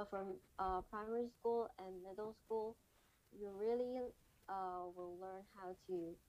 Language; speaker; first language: English; non-native, local second language; Cantonese